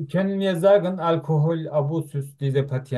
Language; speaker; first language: German; non-native, learner; Turkish